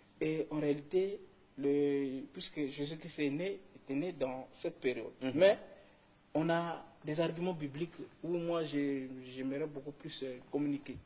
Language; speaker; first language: French; non-native, local second language; Kongo